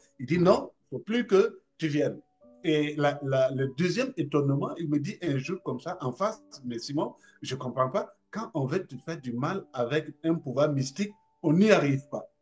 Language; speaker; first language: French; non-native, local second language; Mossi